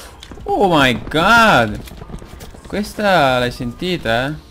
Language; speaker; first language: Italian; native; Italian